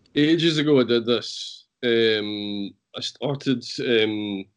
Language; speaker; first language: English; native; English